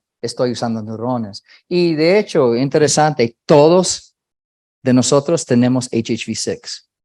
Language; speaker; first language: Spanish; non-native, fluent; English